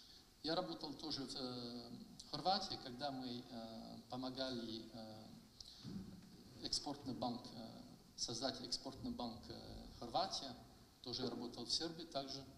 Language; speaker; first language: Russian; non-native, fluent; French